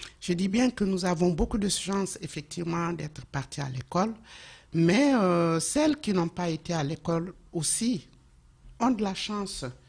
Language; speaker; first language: French; non-native, local second language; Bambara